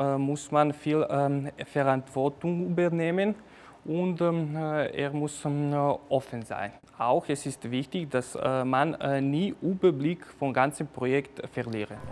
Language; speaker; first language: German; non-native, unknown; Serbian